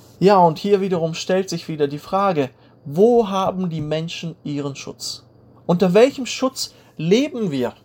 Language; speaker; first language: German; native; German